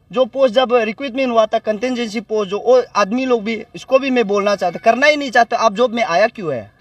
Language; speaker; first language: Hindi; non-native, local second language; Nyishi